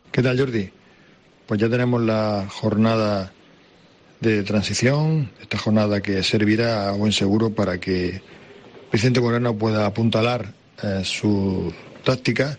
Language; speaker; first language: Spanish; native; Spanish